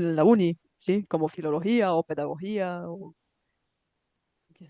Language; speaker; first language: Spanish; non-native, fluent; Bulgarian